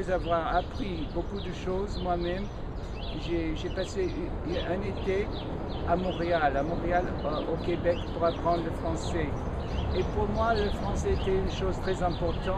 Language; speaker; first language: French; non-native, fluent; English